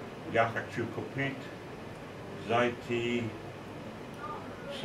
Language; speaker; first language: Russian; non-native, learner; English